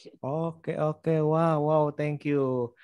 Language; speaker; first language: English; non-native, learner; Indonesian